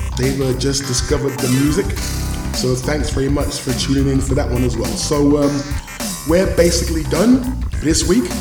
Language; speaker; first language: English; native; English